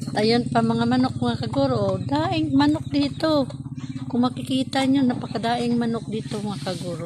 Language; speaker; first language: Filipino; non-native, local second language; Cebuano